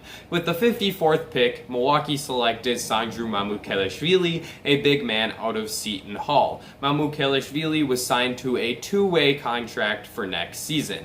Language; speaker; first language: English; native; English